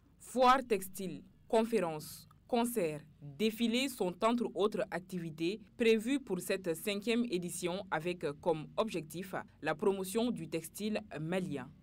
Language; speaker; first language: French; non-native, local second language; Bambara